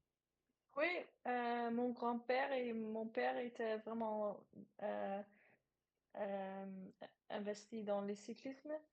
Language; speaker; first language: French; non-native, learner; Dutch